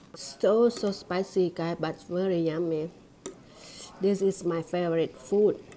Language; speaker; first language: English; non-native, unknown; Thai